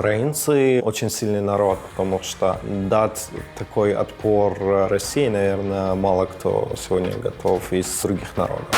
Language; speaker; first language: Russian; non-native, fluent; Persian